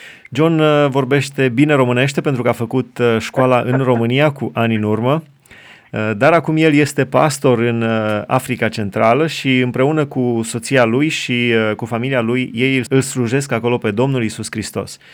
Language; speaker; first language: Romanian; native; Romanian